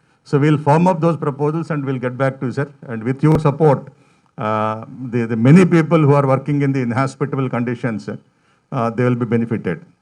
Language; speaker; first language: English; non-native, local second language; Telugu